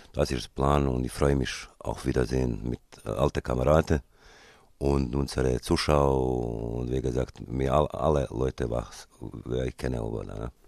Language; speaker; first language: German; non-native, fluent; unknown